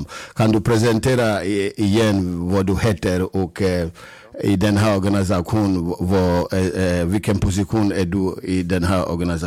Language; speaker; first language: Swedish; non-native, fluent; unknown